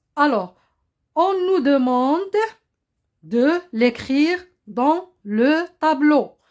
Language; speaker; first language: French; non-native, local second language; Arabic